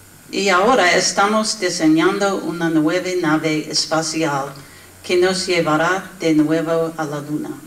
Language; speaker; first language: Spanish; non-native, learner; English